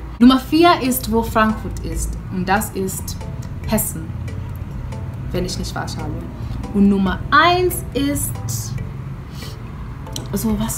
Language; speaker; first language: German; non-native, fluent; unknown